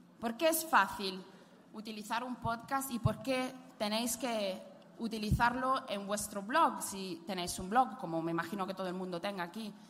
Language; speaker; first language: Spanish; non-native, fluent; Italian